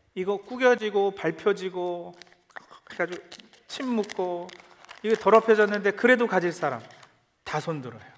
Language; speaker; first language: Korean; early bilingual, heritage; Korean